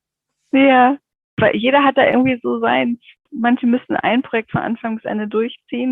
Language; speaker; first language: German; native; German